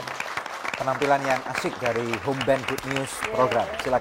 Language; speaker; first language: Indonesian; native; Indonesian